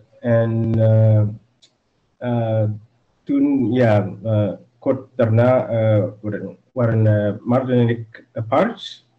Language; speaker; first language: Dutch; non-native, learner; English